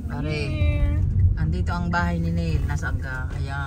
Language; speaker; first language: Filipino; native; Filipino